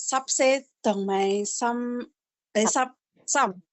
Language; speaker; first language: Cantonese; non-native, learner; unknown